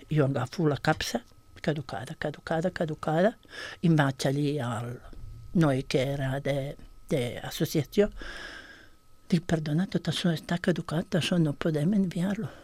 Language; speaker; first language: Catalan; non-native, fluent; Bosnian